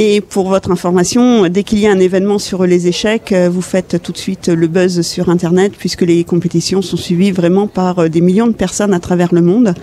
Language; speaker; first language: French; native; French